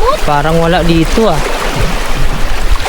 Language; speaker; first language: Filipino; native; Filipino